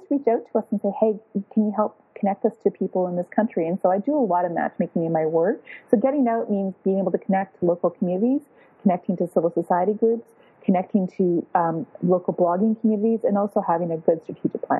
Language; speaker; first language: English; native; English